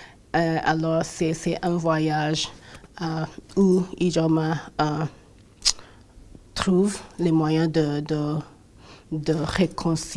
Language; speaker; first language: French; non-native, fluent; English